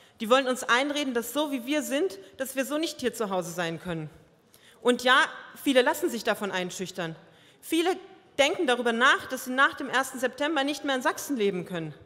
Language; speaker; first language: German; early bilingual, other home language; Croatian